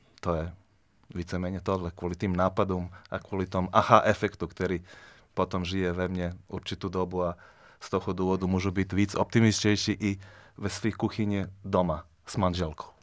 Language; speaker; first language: Czech; non-native, fluent; Serbian